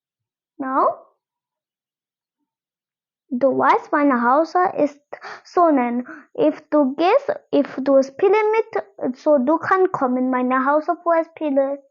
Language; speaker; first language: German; non-native, learner; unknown